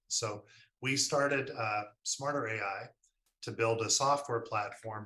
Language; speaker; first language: English; native; English